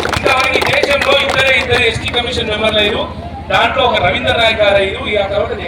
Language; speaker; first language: Telugu; non-native, local second language; Lambadi